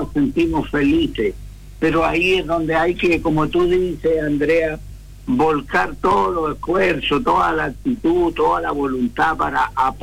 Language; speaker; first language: Spanish; native; Spanish